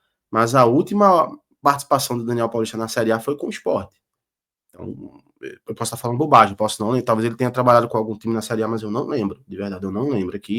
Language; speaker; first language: Portuguese; native; Portuguese